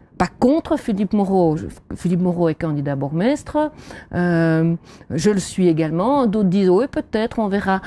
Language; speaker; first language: French; native; French